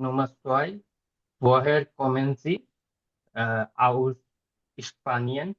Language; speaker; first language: German; non-native, learner; Bangla